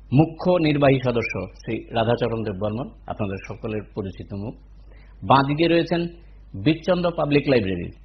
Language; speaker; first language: Bangla; native; Bangla